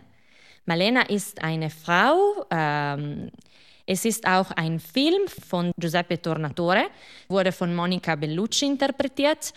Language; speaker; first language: German; non-native, fluent; Italian